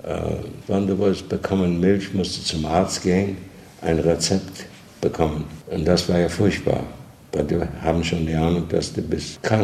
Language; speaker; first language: German; non-native, learner; Polish